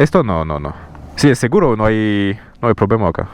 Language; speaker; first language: Spanish; non-native, learner; French